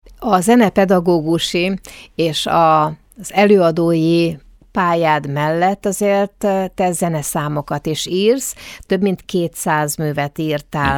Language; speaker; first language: Hungarian; native; Hungarian